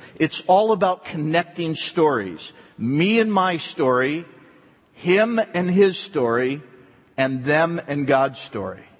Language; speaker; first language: English; native; English